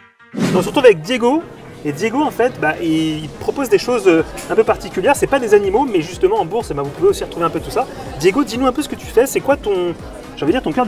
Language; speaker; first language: French; native; French